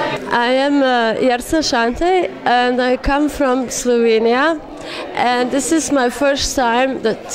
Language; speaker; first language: English; non-native, fluent; Slovenian